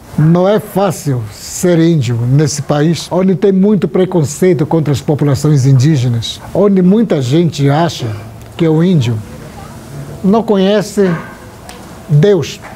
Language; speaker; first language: Portuguese; non-native, local second language; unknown